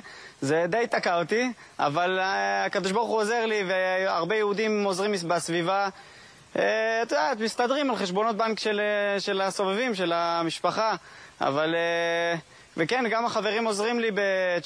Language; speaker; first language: Hebrew; native; Hebrew